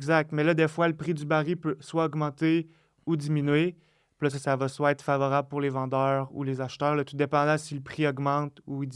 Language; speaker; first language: French; native; French